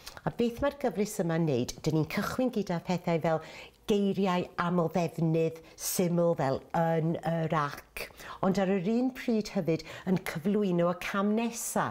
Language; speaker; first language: Welsh; native; Welsh